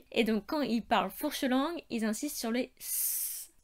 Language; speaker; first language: French; native; French